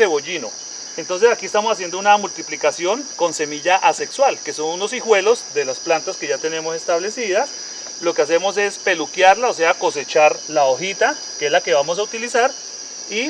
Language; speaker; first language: Spanish; native; Spanish